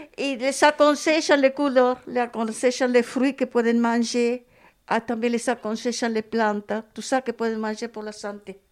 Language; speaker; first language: French; non-native, learner; Spanish